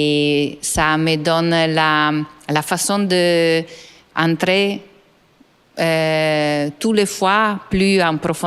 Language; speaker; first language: French; non-native, fluent; Italian